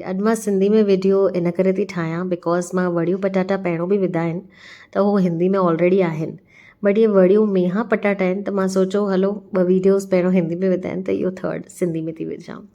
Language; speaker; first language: Sindhi; early bilingual, heritage; Sindhi